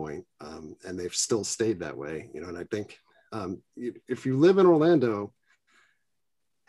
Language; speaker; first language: English; native; English